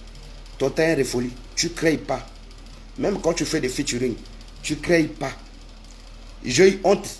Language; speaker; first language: French; non-native, local second language; Lingala